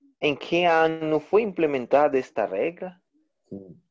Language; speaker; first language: Portuguese; non-native, learner; Spanish